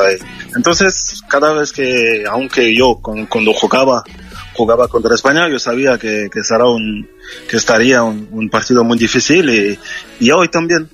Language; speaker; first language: Spanish; non-native, fluent; French